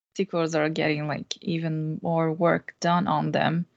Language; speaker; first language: English; non-native, fluent; Portuguese